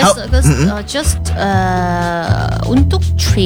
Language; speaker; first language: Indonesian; non-native, learner; Korean